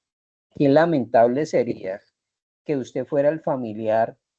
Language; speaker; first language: Spanish; native; Spanish